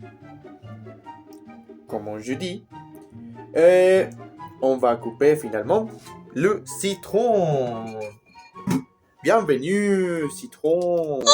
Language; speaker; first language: French; non-native, learner; Spanish